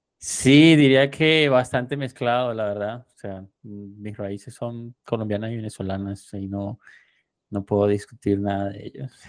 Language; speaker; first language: Spanish; native; Spanish